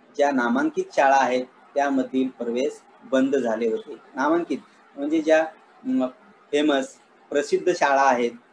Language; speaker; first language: Marathi; native; Marathi